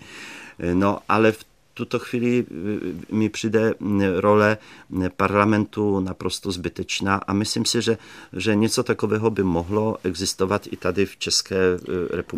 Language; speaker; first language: Czech; native; Czech